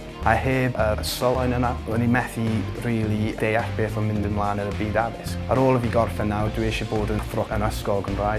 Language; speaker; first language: Welsh; non-native, local second language; English